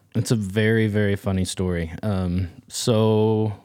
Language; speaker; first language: English; native; English